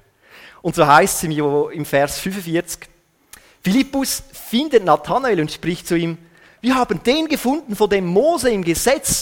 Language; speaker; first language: German; native; German